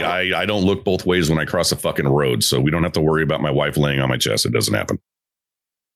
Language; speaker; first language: English; native; English